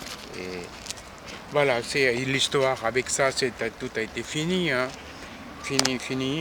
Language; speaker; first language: French; non-native, fluent; Korean